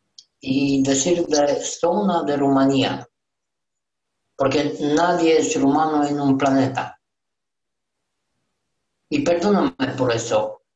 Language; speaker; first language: Spanish; non-native, learner; Romanian